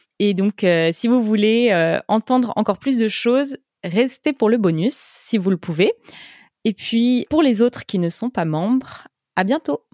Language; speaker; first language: French; native; French